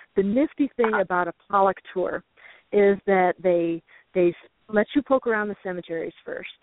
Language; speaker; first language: English; native; English